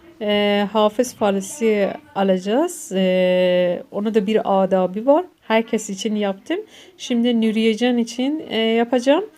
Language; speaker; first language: Turkish; non-native, learner; Persian